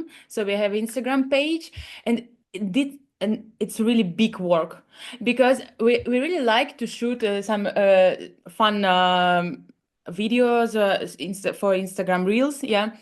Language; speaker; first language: English; non-native, learner; Russian